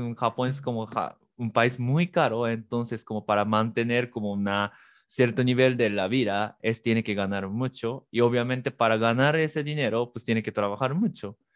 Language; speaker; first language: Spanish; non-native, fluent; Japanese